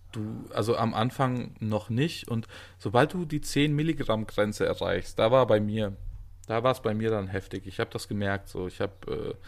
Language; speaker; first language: German; native; German